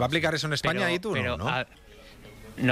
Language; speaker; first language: Spanish; native; Spanish